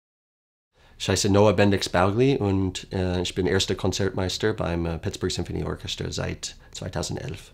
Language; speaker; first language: German; non-native, fluent; English